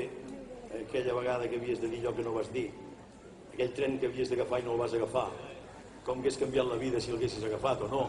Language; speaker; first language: Catalan; native; Catalan